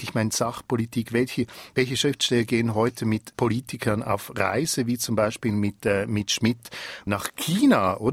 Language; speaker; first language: German; native; German